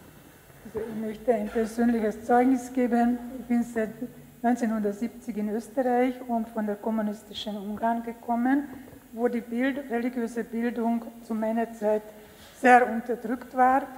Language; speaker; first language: German; non-native, local second language; Hungarian